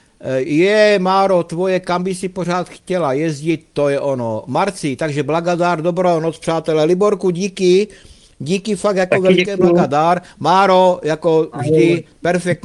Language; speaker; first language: Czech; native; Czech